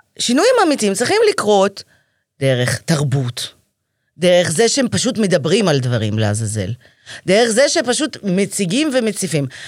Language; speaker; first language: Hebrew; early bilingual, other home language; Russian